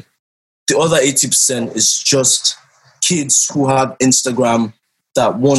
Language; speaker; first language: English; non-native, local second language; Yoruba